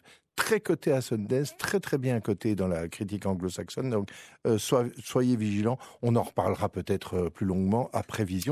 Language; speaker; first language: French; native; French